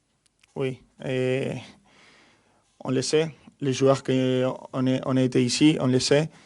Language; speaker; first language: French; non-native, fluent; Spanish